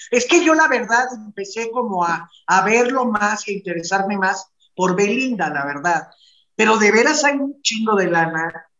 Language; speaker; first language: Spanish; native; Spanish